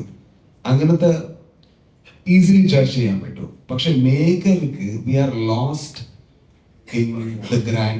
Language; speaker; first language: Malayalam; non-native, learner; Kannada